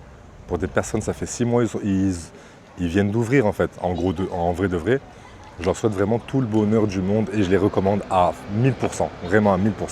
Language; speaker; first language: French; native; French